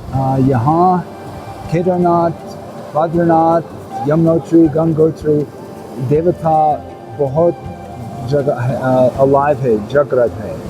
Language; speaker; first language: Hindi; non-native, learner; English